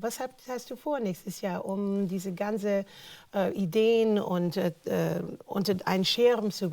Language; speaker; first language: German; non-native, fluent; English